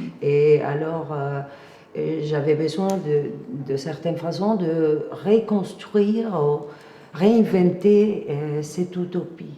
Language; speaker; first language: French; non-native, fluent; Spanish